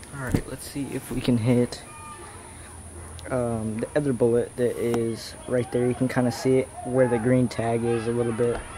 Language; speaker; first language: English; native; English